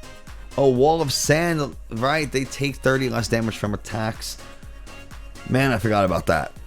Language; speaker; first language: English; native; English